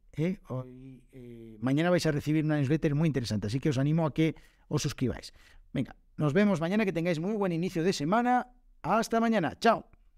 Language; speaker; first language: Spanish; native; Spanish